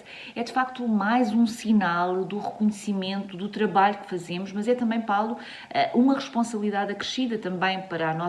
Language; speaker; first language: Portuguese; native; Portuguese